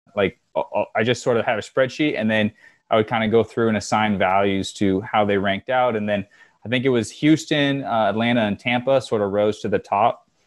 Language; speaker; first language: English; native; English